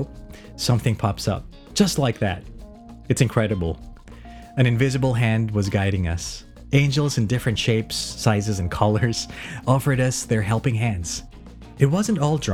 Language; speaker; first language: English; non-native, local second language; Filipino